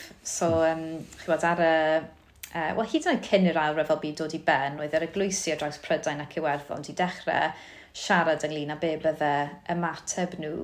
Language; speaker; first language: Welsh; native; Welsh